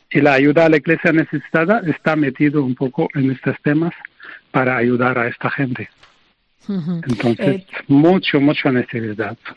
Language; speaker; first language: Spanish; non-native, fluent; Arabic